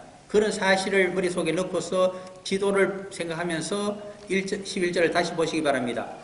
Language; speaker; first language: Korean; native; Korean